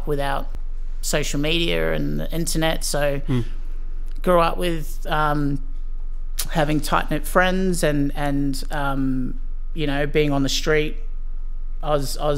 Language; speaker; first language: English; native; English